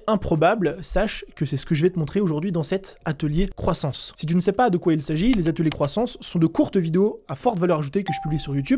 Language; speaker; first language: French; native; French